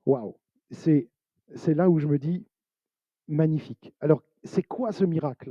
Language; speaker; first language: French; native; French